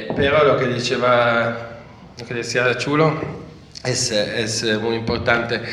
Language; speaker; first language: Spanish; non-native, fluent; Italian